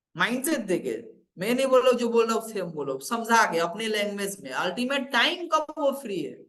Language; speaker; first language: Hindi; non-native, local second language; Bangla